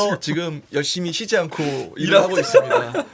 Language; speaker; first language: Korean; native; Korean